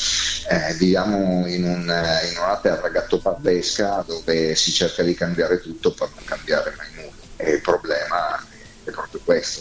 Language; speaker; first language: Italian; native; Italian